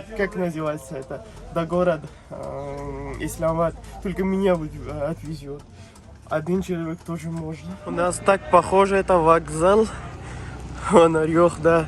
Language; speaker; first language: Russian; non-native, learner; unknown